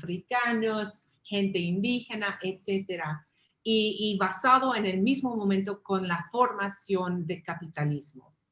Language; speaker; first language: Spanish; early bilingual, heritage; English